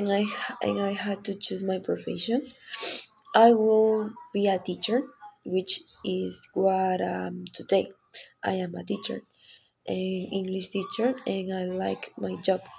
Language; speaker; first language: English; non-native, learner; Spanish